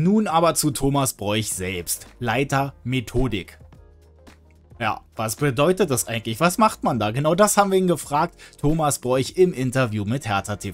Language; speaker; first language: German; native; German